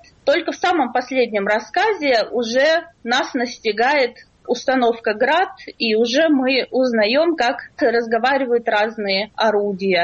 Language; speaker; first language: Russian; native; Russian